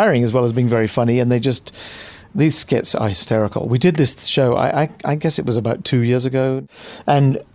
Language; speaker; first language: English; native; English